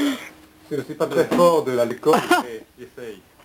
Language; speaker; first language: French; non-native, fluent; Japanese